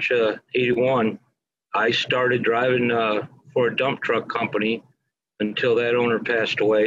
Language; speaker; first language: English; native; English